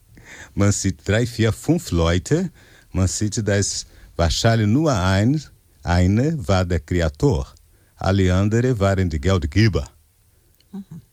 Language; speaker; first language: German; non-native, fluent; Portuguese